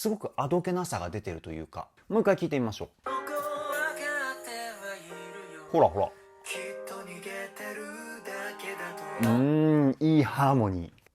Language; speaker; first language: Japanese; native; Japanese